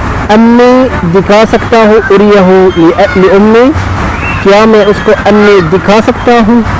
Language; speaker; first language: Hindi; non-native, fluent; Arabic